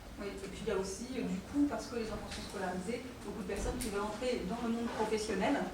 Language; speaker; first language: French; native; French